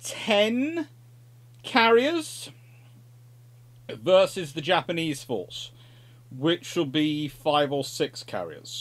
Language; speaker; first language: English; native; English